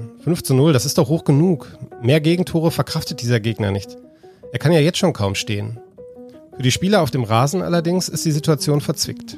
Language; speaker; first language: German; native; German